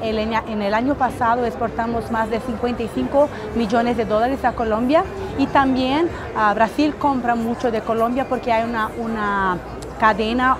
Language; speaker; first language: Spanish; non-native, fluent; Portuguese